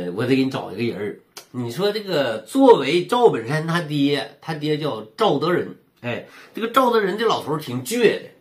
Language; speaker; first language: Chinese; native; Chinese